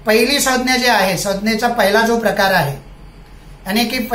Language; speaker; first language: Hindi; non-native, local second language; Marathi